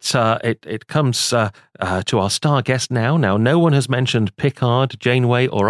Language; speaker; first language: English; native; English